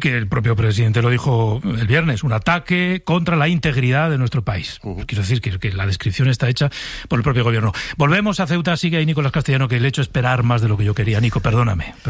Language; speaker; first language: Spanish; native; Spanish